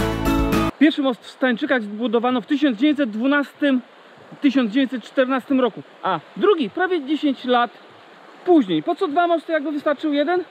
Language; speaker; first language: Polish; native; Polish